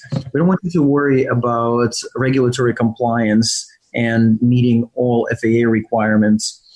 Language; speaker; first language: English; non-native, fluent; Ukrainian